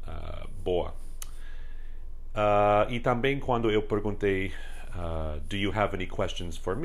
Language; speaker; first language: Portuguese; non-native, fluent; English